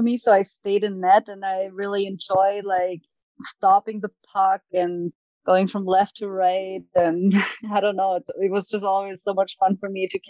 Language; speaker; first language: English; non-native, fluent; German